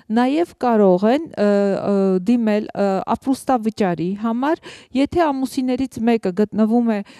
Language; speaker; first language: Armenian; native; Armenian